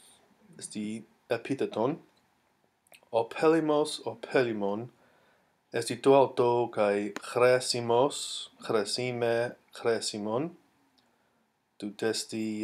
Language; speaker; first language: Greek; non-native, fluent; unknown